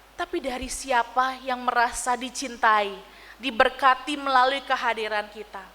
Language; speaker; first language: Indonesian; native; Indonesian